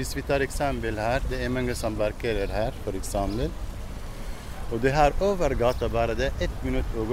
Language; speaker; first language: Norwegian; non-native, learner; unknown